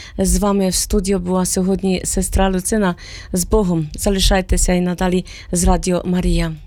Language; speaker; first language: Ukrainian; native; Ukrainian